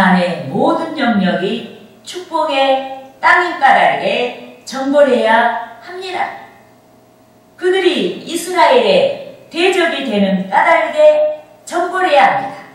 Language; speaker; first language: Korean; native; Korean